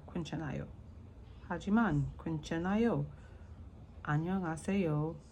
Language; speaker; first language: Korean; non-native, learner; English